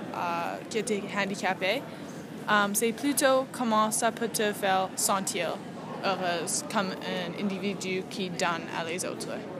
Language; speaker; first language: French; non-native, learner; English